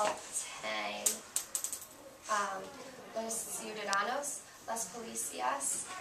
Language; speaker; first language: Spanish; non-native, learner; English